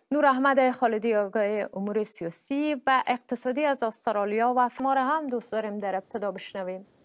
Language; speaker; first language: Persian; native; Persian